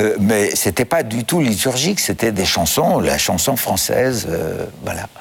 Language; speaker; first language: French; non-native, fluent; Greek